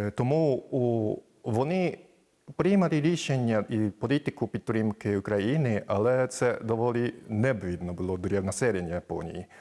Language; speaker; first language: Ukrainian; non-native, fluent; Japanese